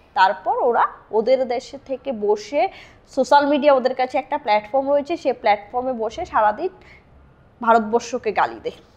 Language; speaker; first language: Bangla; native; Bangla